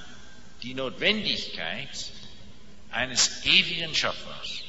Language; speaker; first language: German; non-native, fluent; English